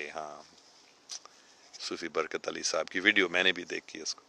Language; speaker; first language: Hindi; non-native, local second language; English